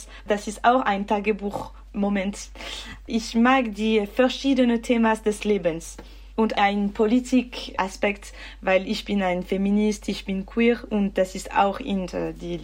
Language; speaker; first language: German; non-native, local second language; French